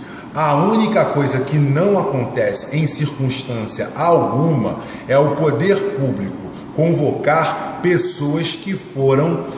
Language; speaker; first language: Portuguese; native; Portuguese